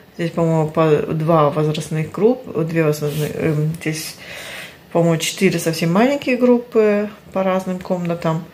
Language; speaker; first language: Russian; early bilingual, heritage; Russian